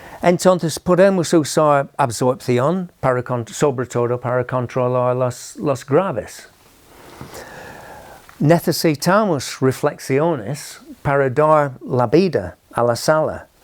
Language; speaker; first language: Spanish; non-native, fluent; English